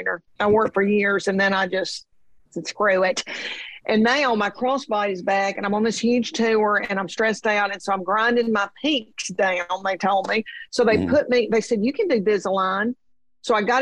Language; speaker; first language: English; native; English